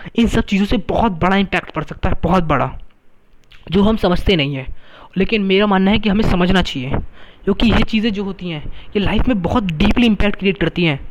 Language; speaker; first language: Hindi; native; Hindi